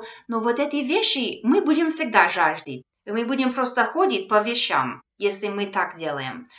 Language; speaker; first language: Russian; non-native, fluent; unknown